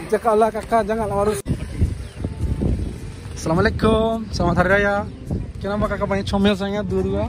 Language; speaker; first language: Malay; non-native, learner; Bangla